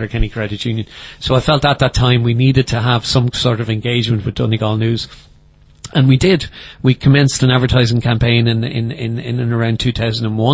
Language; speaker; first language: English; native; English